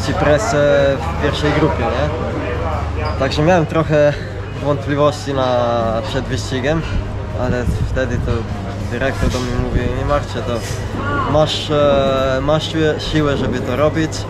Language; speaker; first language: Polish; non-native, fluent; Italian